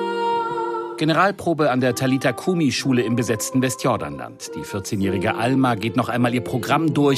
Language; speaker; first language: German; native; German